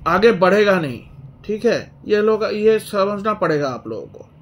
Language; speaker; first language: Hindi; non-native, local second language; Bangla